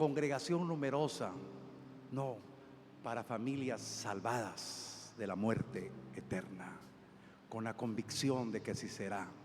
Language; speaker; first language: Spanish; native; Spanish